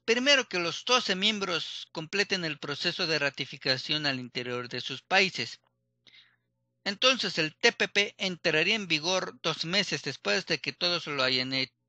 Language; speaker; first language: Spanish; native; Spanish